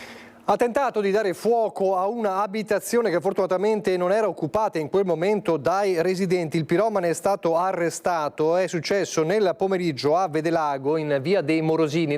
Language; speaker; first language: Italian; native; Italian